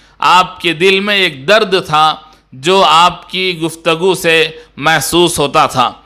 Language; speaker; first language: Urdu; native; Urdu